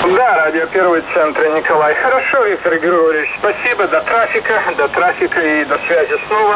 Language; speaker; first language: Russian; native; Russian